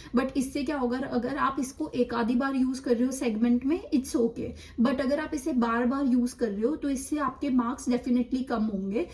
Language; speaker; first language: Hindi; non-native, local second language; Gujarati